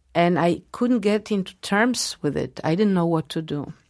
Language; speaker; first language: English; non-native, fluent; Polish